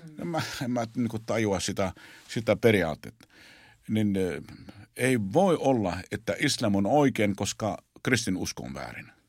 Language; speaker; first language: Finnish; non-native, fluent; Arabic